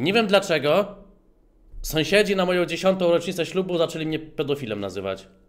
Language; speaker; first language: Polish; native; Polish